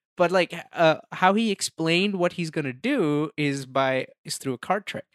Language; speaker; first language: English; non-native, local second language; Hindi